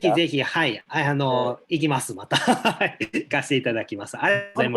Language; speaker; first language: Japanese; native; Japanese